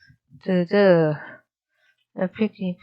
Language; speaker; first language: English; non-native, learner; Japanese